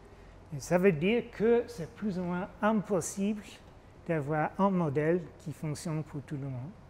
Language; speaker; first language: French; non-native, fluent; English